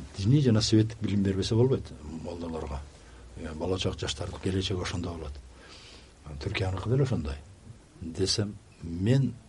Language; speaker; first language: Kyrgyz; native; Kyrgyz